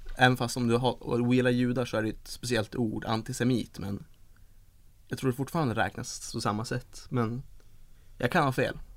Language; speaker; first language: Swedish; early bilingual, other home language; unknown